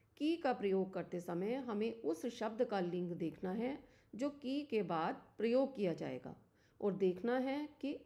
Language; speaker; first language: Hindi; native; Hindi